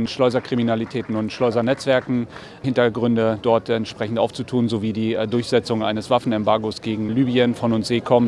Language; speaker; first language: German; native; German